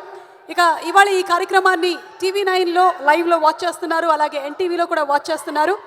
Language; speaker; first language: Telugu; native; Telugu